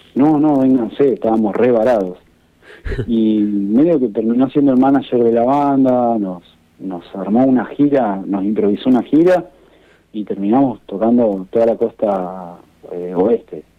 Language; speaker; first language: Spanish; native; Spanish